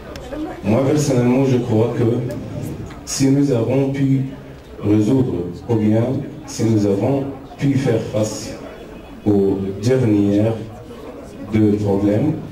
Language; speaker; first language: French; non-native, fluent; Arabic